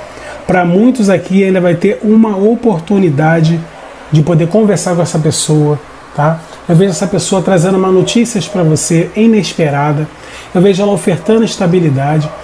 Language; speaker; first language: Portuguese; native; Portuguese